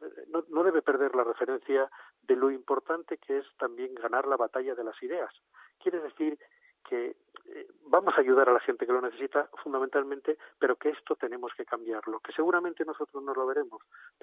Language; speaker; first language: Spanish; native; Spanish